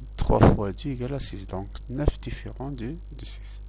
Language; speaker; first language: French; non-native, local second language; Arabic